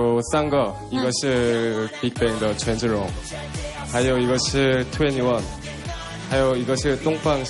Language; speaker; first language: Chinese; non-native, fluent; Korean